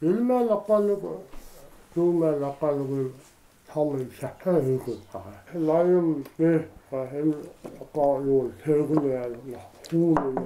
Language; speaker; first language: Mongolian; non-native, learner; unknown